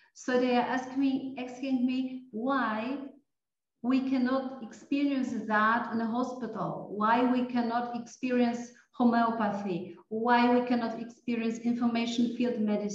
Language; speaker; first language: English; non-native, fluent; Polish